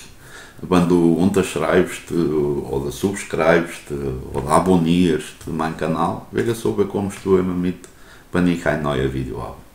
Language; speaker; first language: German; non-native, learner; Portuguese